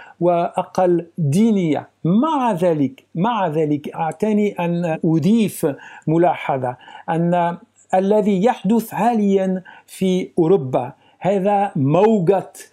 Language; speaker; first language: Arabic; non-native, fluent; French